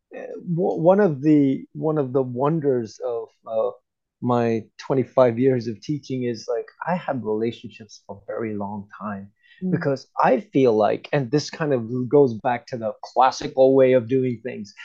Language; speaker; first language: English; native; English